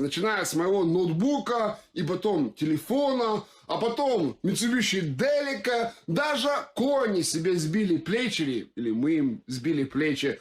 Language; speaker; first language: Russian; non-native, fluent; English